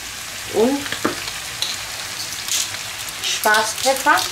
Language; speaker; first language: German; non-native, local second language; Kurdish